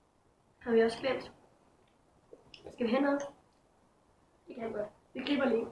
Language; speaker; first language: Danish; early bilingual, other home language; German